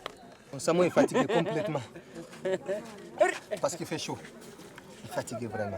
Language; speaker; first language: French; non-native, learner; Fula